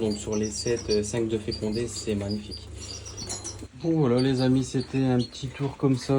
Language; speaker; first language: French; native; French